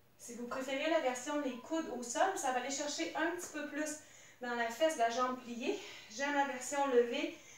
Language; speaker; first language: French; native; French